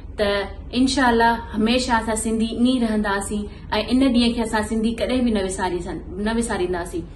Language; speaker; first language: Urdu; non-native, local second language; Sindhi